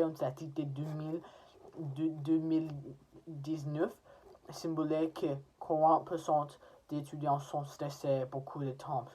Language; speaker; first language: French; non-native, learner; English